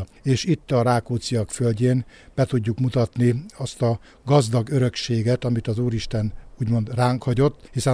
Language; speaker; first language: Hungarian; native; Hungarian